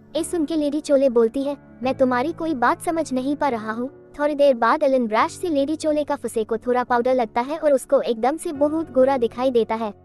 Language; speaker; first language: Hindi; non-native, local second language; Bangla